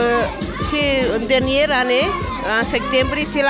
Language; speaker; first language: French; non-native, learner; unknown